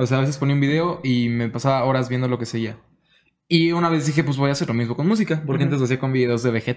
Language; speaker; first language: Spanish; native; Spanish